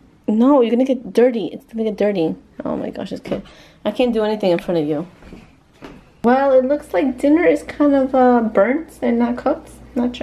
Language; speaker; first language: English; early bilingual, other home language; Spanish